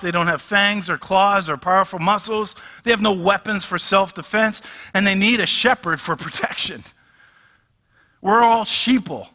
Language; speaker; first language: English; native; English